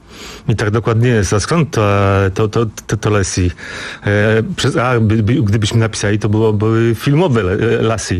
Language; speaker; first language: Polish; native; Polish